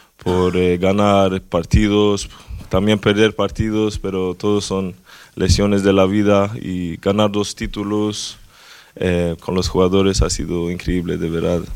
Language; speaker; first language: Spanish; non-native, fluent; Swedish